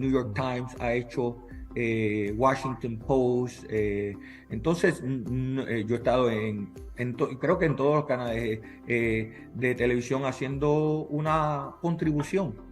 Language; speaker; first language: Spanish; early bilingual, heritage; English